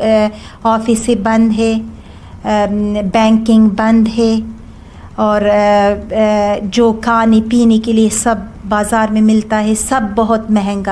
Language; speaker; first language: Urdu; non-native, learner; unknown